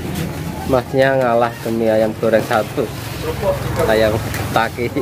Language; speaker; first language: Indonesian; native; Indonesian